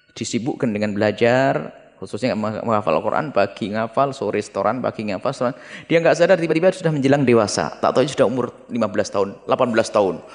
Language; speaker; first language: Indonesian; non-native, local second language; Javanese